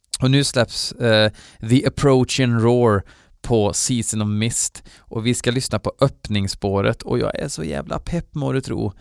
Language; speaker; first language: Swedish; native; Swedish